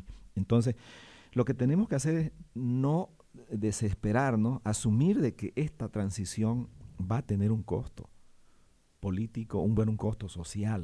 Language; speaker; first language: Spanish; native; Spanish